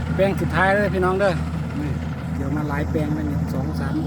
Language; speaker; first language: Thai; non-native, local second language; Northeastern Thai